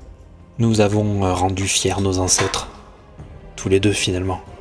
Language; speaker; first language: French; native; French